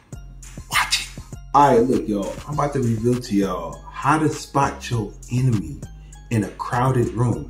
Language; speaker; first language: English; native; English